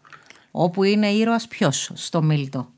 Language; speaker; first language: Greek; native; Greek